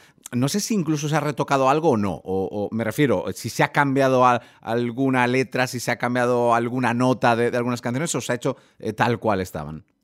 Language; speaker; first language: Spanish; native; Spanish